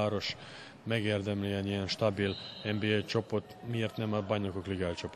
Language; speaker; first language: Hungarian; non-native, fluent; Serbian